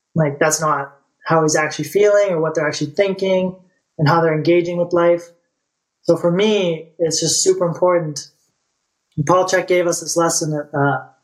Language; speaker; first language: English; non-native, fluent; Bulgarian